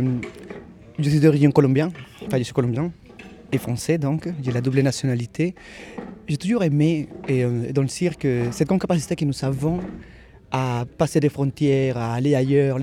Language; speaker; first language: French; native; French